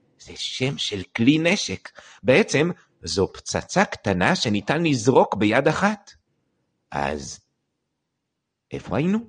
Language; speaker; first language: Hebrew; native; Hebrew